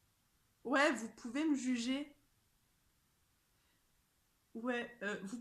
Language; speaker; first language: French; native; French